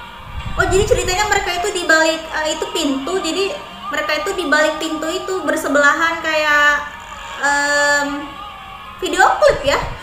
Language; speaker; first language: Indonesian; native; Indonesian